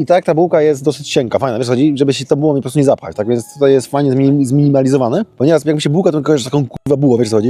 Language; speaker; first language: Polish; native; Polish